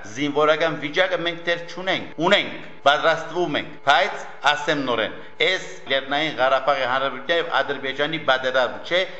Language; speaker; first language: Armenian; early bilingual, heritage; Armenian